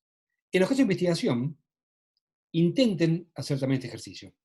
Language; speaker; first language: Spanish; native; Spanish